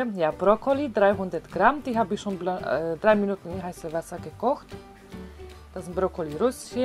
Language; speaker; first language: German; non-native, fluent; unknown